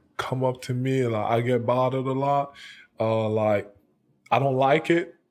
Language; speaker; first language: English; non-native, local second language; French